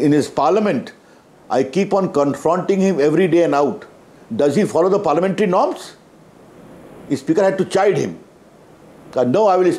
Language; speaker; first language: English; non-native, local second language; Hindi